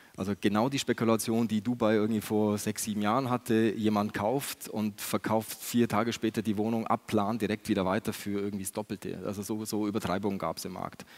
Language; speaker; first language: German; native; German